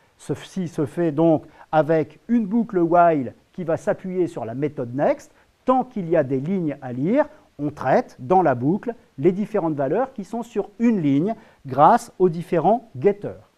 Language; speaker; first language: French; native; French